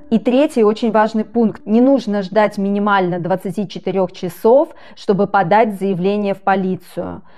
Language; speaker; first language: Russian; native; Russian